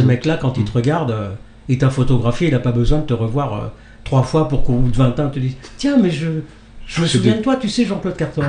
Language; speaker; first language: French; native; French